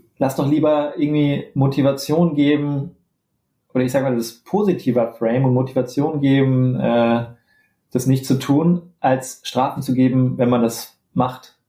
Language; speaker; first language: German; native; German